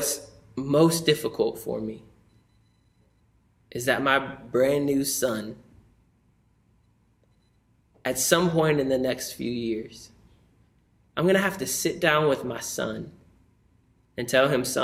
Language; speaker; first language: English; native; English